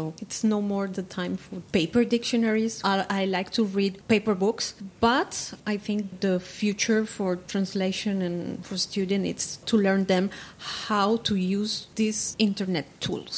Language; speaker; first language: English; non-native, fluent; Spanish